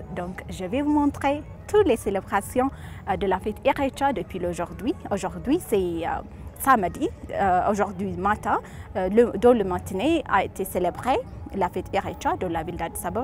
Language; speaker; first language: French; non-native, fluent; Amharic